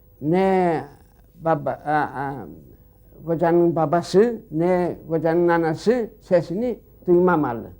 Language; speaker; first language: Turkish; early bilingual, heritage; Turkish